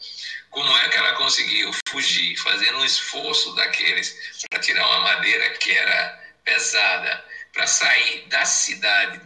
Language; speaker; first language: Portuguese; native; Portuguese